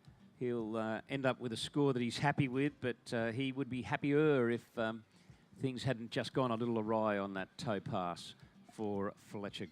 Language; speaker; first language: English; native; English